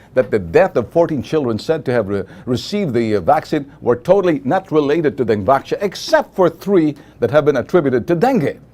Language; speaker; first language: English; non-native, local second language; Filipino